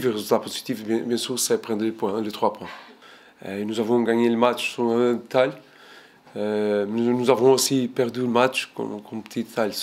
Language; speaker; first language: French; non-native, fluent; Portuguese